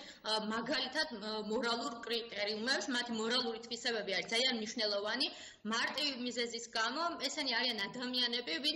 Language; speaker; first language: Georgian; native; Georgian